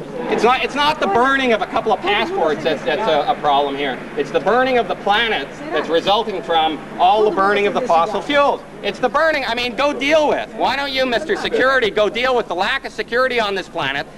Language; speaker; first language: English; native; English